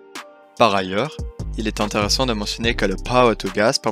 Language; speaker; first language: French; native; French